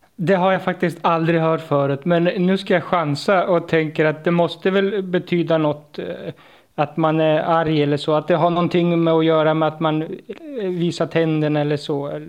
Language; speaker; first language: Swedish; native; Swedish